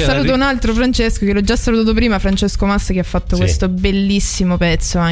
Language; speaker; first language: Italian; native; Italian